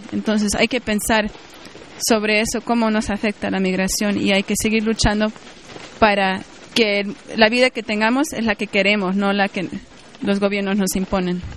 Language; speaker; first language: Spanish; native; Spanish